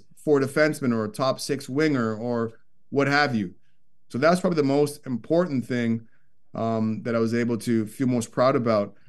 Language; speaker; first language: English; native; English